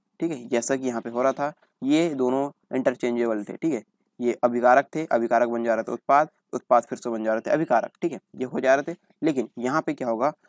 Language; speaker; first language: Hindi; native; Hindi